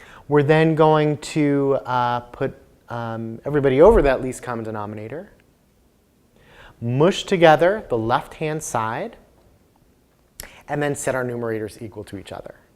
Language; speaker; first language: English; native; English